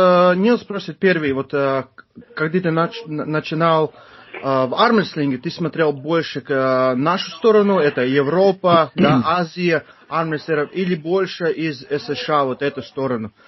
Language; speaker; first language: Russian; non-native, fluent; Turkish